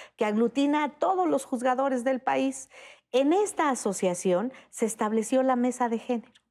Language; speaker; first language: Spanish; native; Spanish